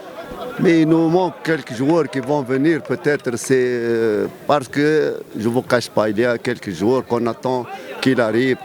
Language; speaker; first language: French; non-native, local second language; Arabic